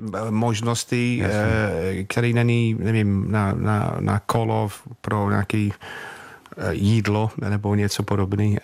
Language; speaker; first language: Czech; non-native, fluent; English